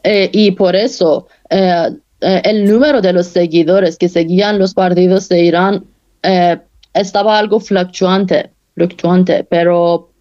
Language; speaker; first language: Spanish; non-native, fluent; Persian